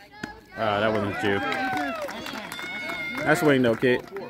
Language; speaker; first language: English; native; English